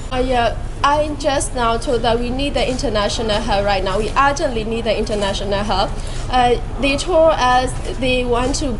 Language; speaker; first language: English; non-native, fluent; Burmese